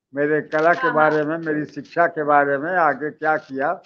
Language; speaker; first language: Hindi; native; Hindi